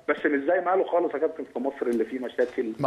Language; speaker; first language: Arabic; native; Arabic